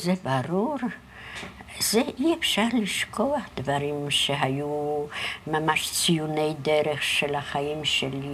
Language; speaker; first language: Hebrew; non-native, fluent; Polish